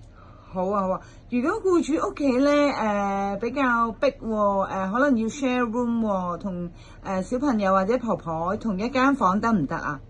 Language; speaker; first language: Cantonese; native; Cantonese